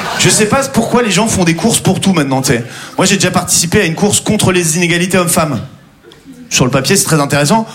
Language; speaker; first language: French; native; French